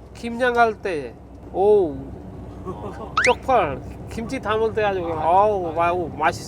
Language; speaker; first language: Korean; non-native, fluent; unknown